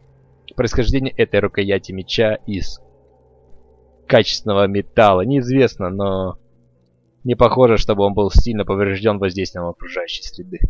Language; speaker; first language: Russian; native; Russian